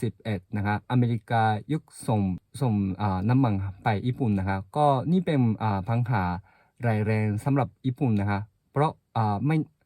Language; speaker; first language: Thai; non-native, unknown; Japanese